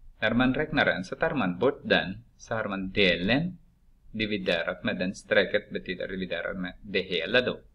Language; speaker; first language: Swedish; non-native, fluent; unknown